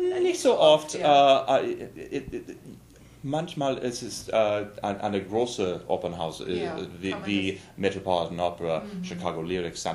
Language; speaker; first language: German; non-native, learner; English